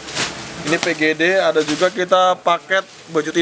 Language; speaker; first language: Indonesian; native; Indonesian